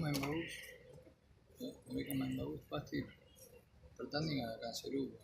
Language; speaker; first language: Indonesian; non-native, learner; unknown